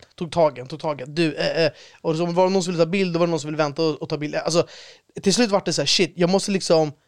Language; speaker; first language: Swedish; native; Swedish